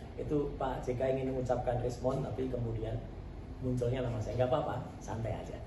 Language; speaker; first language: Indonesian; non-native, local second language; Javanese